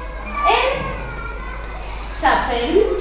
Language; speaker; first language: French; non-native, fluent; Arabic